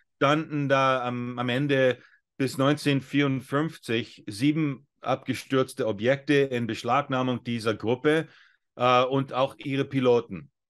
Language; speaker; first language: German; non-native, fluent; English